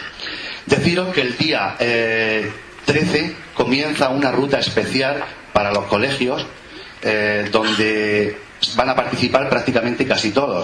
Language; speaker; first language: Spanish; native; Spanish